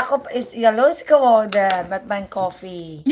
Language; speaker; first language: Dutch; non-native, learner; Filipino